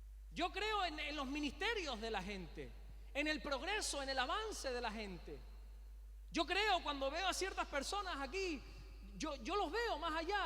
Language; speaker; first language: Spanish; native; Spanish